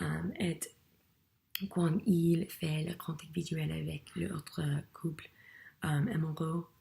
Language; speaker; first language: French; non-native, learner; English